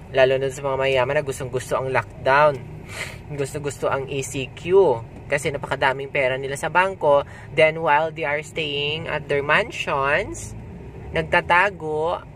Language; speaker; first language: Filipino; non-native, local second language; Hiligaynon